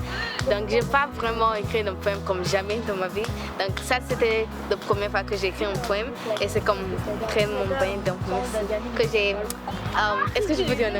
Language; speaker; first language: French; non-native, learner; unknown